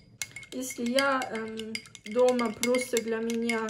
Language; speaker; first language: Russian; early bilingual, heritage; Russian